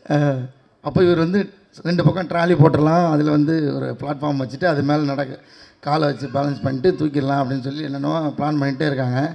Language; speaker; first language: Tamil; native; Tamil